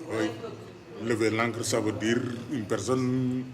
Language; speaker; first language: French; non-native, local second language; Wolof